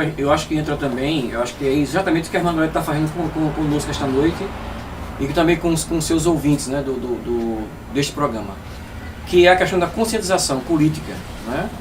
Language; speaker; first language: Portuguese; native; Portuguese